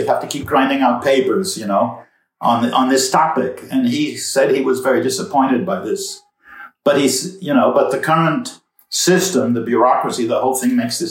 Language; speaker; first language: English; native; English